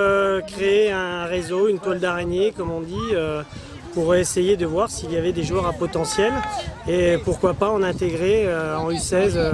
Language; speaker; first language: French; native; French